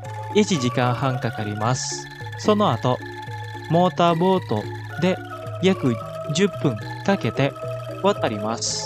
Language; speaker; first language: Japanese; non-native, fluent; Indonesian